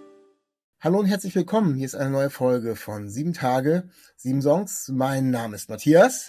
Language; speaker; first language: German; native; German